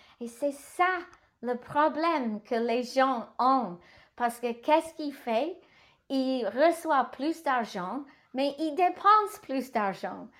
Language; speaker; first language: French; non-native, learner; English